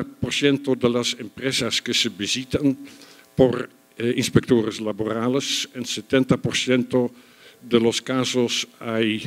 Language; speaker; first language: Spanish; non-native, fluent; Dutch